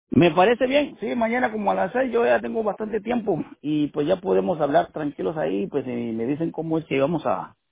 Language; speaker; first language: Spanish; native; Spanish